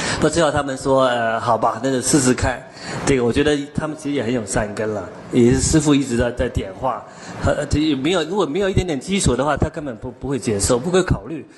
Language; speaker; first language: Chinese; non-native, local second language; Cantonese